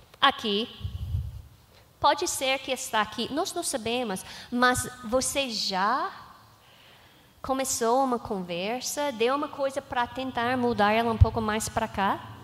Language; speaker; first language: Portuguese; non-native, learner; English